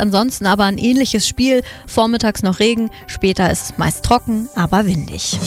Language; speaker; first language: German; native; German